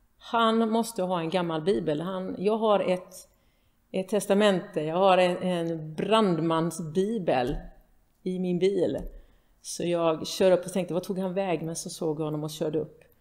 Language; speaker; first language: Swedish; native; Swedish